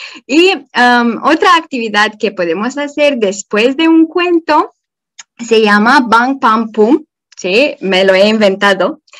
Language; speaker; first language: Spanish; non-native, fluent; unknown